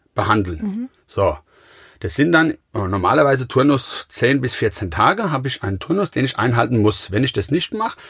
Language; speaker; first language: German; native; German